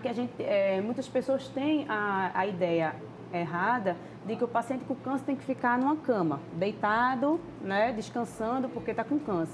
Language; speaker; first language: Portuguese; native; Portuguese